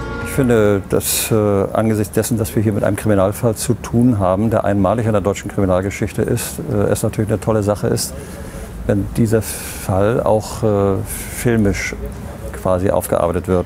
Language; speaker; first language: German; native; German